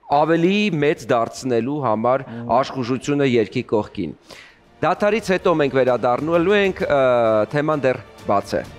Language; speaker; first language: Armenian; native; Armenian